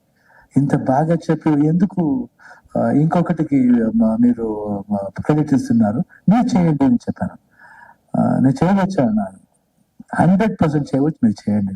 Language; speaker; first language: Telugu; non-native, learner; Kannada